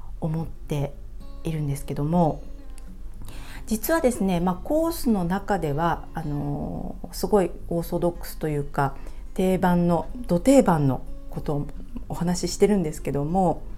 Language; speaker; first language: Japanese; native; Japanese